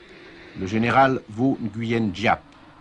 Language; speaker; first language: French; native; French